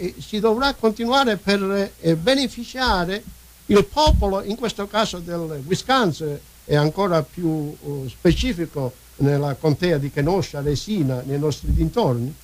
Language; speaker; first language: Italian; early bilingual, heritage; Italian